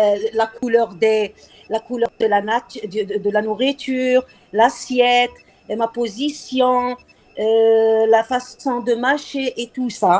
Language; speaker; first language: French; non-native, local second language; Arabic